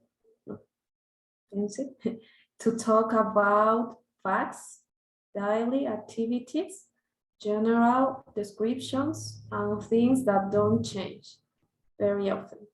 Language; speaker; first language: English; non-native, learner; Spanish